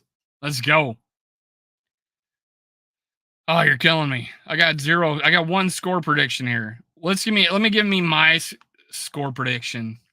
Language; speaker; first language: English; native; English